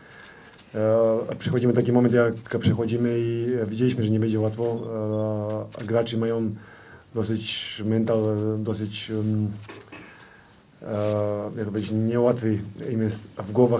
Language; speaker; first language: Polish; non-native, fluent; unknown